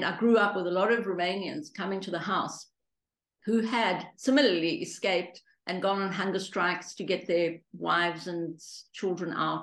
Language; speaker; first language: English; early bilingual, other home language; Greek